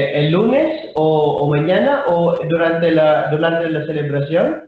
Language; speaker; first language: Spanish; non-native, fluent; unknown